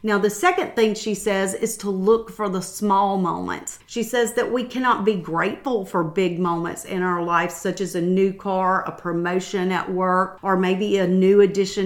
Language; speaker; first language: English; native; English